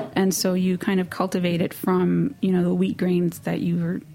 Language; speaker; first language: English; native; English